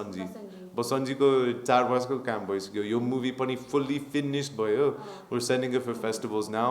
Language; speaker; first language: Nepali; non-native, learner; English